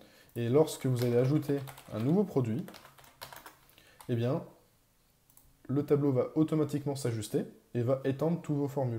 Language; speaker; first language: French; native; French